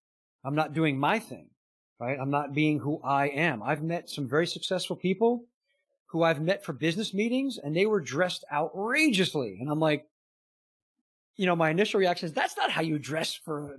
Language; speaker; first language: English; native; English